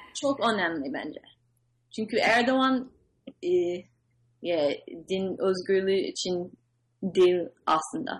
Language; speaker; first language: Turkish; non-native, learner; English